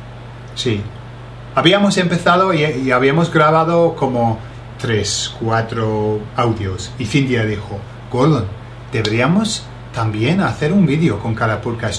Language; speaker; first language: Spanish; non-native, fluent; English